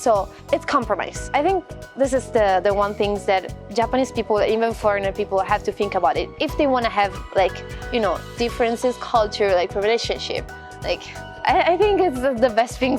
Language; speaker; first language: English; non-native, fluent; Italian